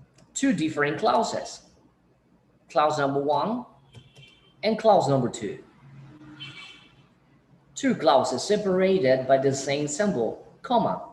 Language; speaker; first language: English; non-native, fluent; Spanish